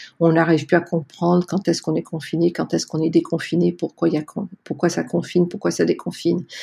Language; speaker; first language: French; native; French